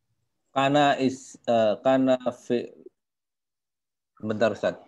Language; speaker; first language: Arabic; non-native, learner; Indonesian